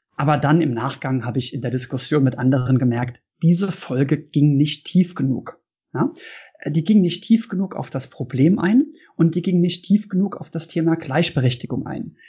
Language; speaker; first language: German; native; German